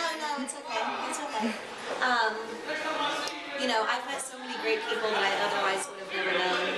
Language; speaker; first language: English; native; English